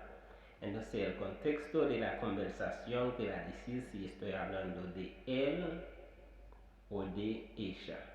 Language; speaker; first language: Spanish; non-native, fluent; Haitian Creole